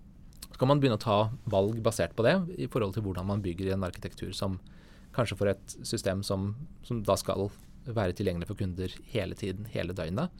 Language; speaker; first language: Norwegian; native; Norwegian